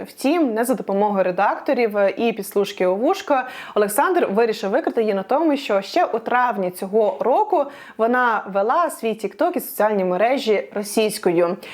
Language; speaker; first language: Ukrainian; non-native, local second language; Russian